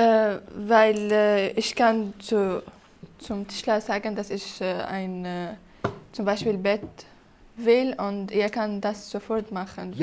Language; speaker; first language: German; non-native, learner; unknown